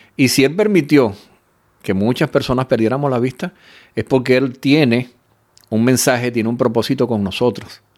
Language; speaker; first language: Spanish; native; Spanish